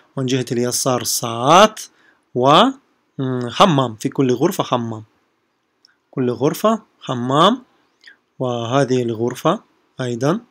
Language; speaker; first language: Arabic; non-native, fluent; Russian